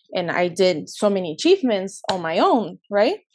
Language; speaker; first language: English; early bilingual, other home language; Spanish